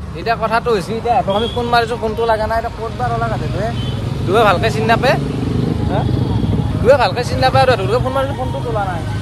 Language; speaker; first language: Assamese; non-native, local second language; Bangla